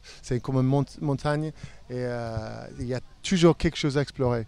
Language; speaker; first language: French; non-native, fluent; English